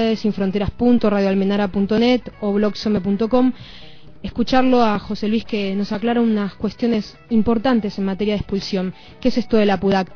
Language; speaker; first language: Spanish; native; Spanish